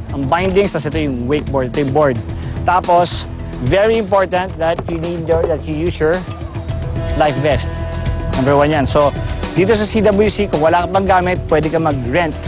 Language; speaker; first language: Filipino; native; Filipino